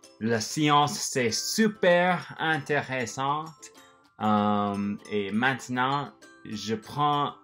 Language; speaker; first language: French; non-native, learner; English